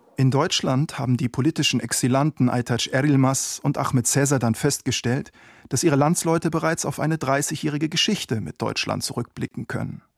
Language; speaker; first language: German; native; German